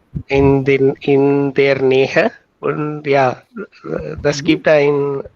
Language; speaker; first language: German; non-native, learner; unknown